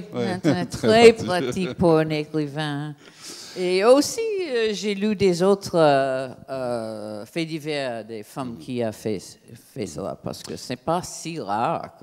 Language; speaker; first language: French; non-native, fluent; English